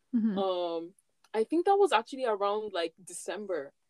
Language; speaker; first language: English; non-native, local second language; Yoruba